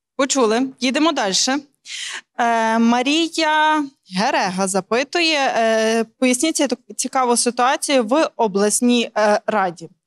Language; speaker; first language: Ukrainian; native; Ukrainian